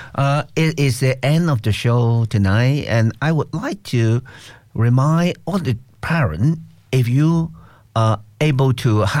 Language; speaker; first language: English; non-native, local second language; Cantonese